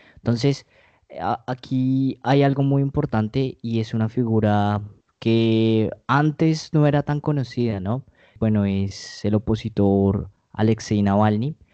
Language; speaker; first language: Spanish; native; Spanish